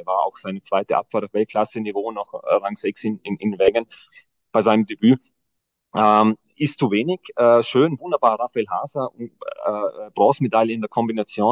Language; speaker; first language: German; native; German